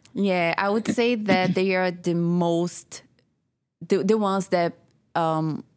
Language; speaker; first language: English; non-native, fluent; Portuguese